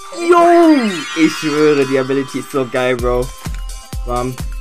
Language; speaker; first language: German; native; German